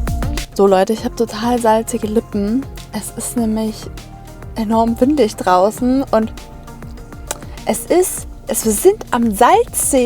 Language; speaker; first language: German; native; German